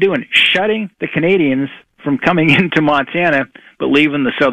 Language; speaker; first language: English; native; English